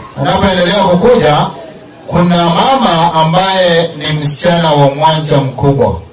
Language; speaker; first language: Swahili; non-native, local second language; Gusii